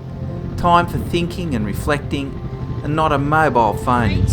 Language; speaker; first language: English; native; English